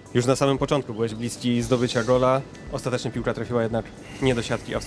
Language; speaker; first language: Polish; native; Polish